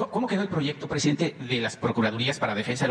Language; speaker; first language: Spanish; native; Spanish